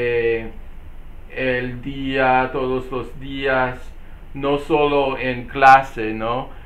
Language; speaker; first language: Spanish; non-native, learner; English